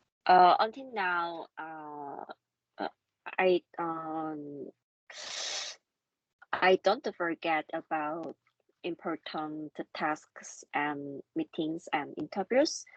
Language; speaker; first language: English; non-native, learner; Korean